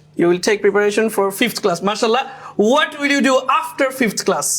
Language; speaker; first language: English; non-native, fluent; Bangla